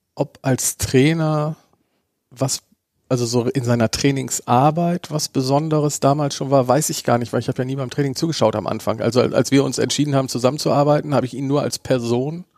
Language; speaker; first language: German; native; German